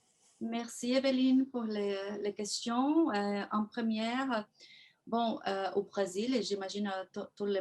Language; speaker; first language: French; non-native, fluent; Portuguese